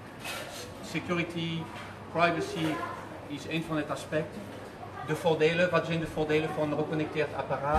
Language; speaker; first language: Dutch; non-native, fluent; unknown